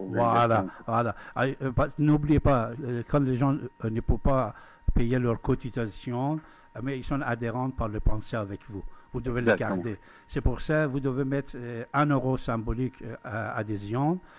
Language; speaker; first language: French; non-native, fluent; Persian